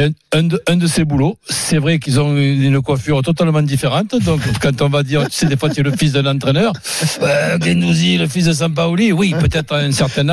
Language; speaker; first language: French; native; French